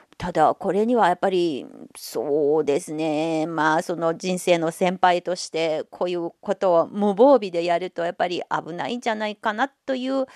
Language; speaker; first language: Japanese; non-native, fluent; Chinese